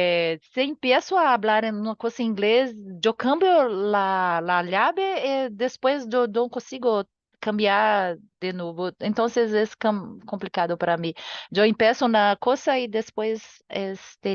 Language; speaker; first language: Spanish; non-native, learner; Portuguese